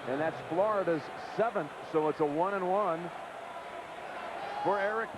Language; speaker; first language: English; native; English